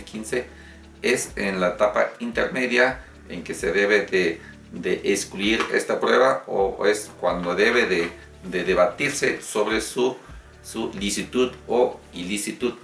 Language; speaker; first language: Spanish; native; Spanish